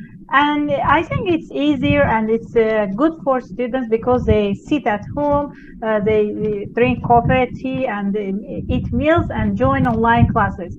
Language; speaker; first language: English; non-native, fluent; Azerbaijani